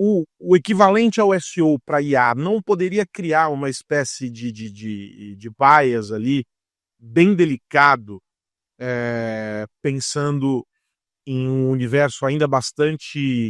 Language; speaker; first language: Portuguese; native; Portuguese